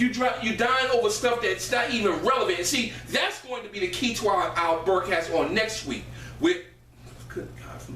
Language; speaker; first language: English; native; English